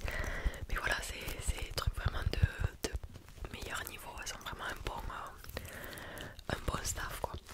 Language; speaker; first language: French; native; French